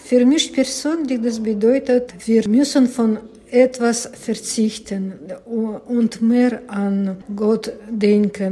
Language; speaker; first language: German; non-native, learner; Russian